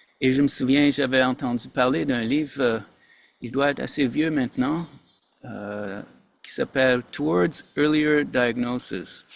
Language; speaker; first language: French; non-native, fluent; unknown